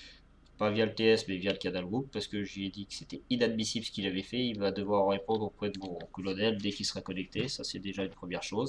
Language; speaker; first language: French; native; French